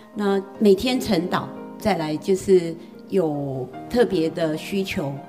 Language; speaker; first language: Chinese; native; Chinese